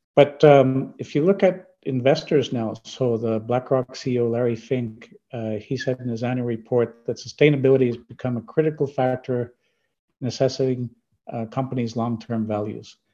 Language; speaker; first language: English; native; English